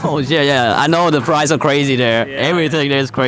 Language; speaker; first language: English; non-native, learner; Vietnamese